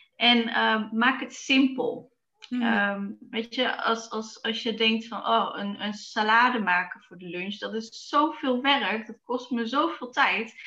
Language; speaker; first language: Dutch; native; Dutch